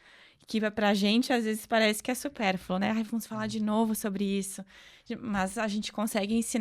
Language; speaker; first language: Portuguese; native; Portuguese